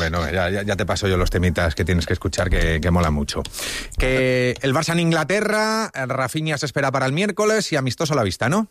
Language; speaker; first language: Spanish; native; Spanish